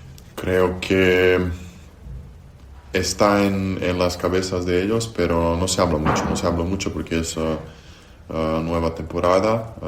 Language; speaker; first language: Spanish; non-native, fluent; Serbian